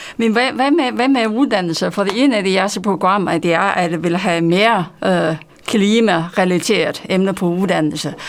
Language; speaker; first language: Danish; non-native, fluent; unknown